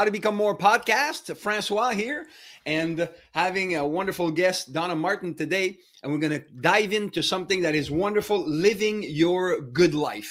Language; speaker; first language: English; non-native, fluent; French